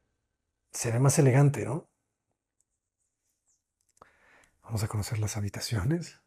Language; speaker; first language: Spanish; native; Spanish